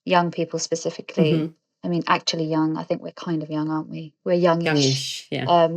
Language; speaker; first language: English; native; English